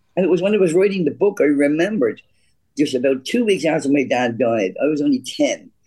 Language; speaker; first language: English; native; English